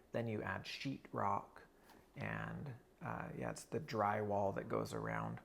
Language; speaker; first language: English; native; English